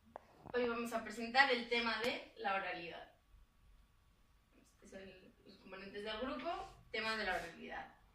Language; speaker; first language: Spanish; native; Spanish